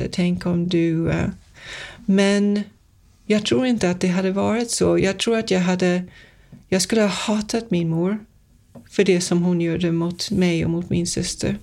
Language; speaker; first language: Swedish; non-native, fluent; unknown